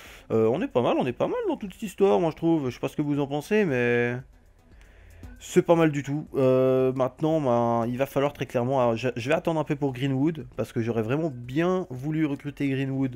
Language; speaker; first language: French; native; French